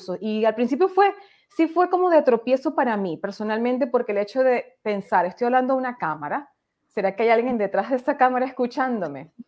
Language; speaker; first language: Spanish; native; Spanish